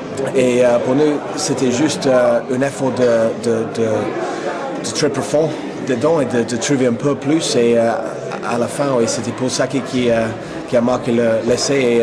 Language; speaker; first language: French; non-native, fluent; English